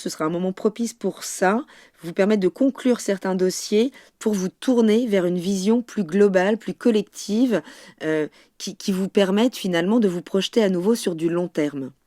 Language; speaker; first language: French; native; French